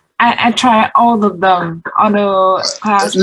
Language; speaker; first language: English; non-native, learner; Vietnamese